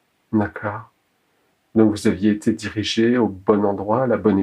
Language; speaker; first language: French; native; French